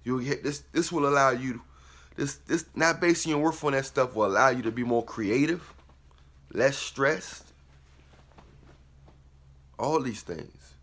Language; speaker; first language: English; native; English